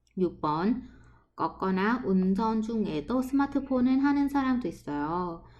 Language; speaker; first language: Korean; non-native, fluent; Vietnamese